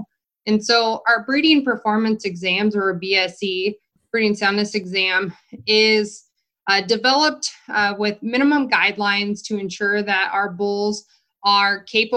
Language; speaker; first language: English; native; English